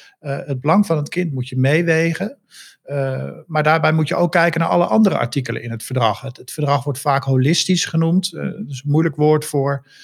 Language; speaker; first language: Dutch; native; Dutch